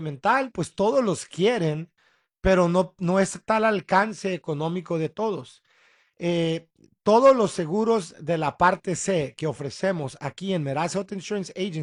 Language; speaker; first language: Spanish; early bilingual, heritage; Spanish